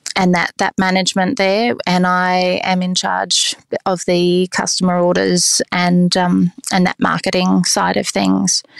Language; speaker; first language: English; native; English